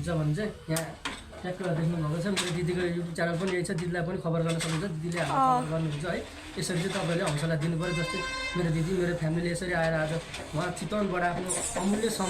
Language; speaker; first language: Nepali; native; Nepali